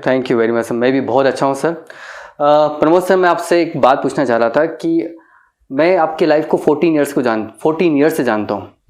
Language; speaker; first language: Hindi; native; Hindi